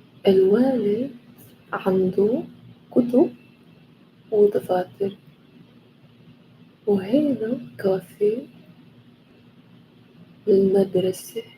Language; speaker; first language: Arabic; non-native, learner; English